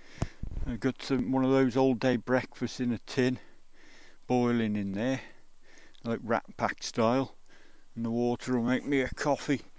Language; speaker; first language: English; native; English